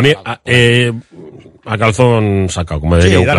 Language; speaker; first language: Spanish; native; Spanish